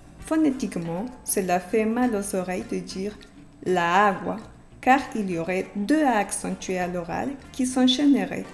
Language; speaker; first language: French; non-native, fluent; Spanish